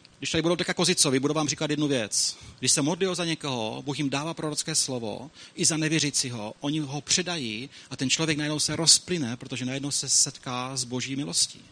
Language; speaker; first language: Czech; native; Czech